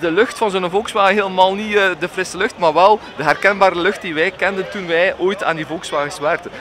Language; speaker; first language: Dutch; native; Dutch